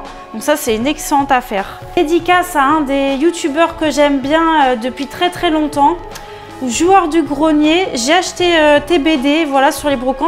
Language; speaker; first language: French; native; French